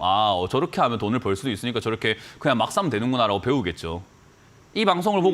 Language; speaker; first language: Korean; native; Korean